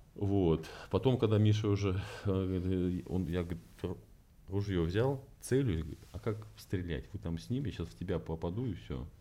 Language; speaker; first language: Russian; native; Russian